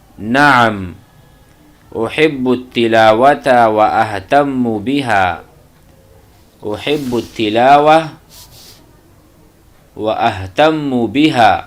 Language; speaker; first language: Arabic; non-native, fluent; Urdu